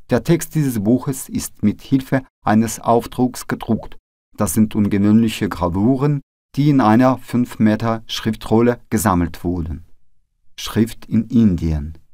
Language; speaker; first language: German; non-native, fluent; Russian